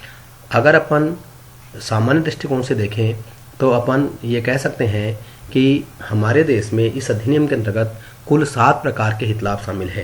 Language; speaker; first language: Hindi; native; Hindi